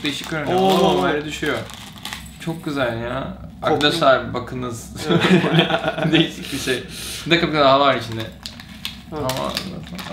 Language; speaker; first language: Turkish; non-native, fluent; Portuguese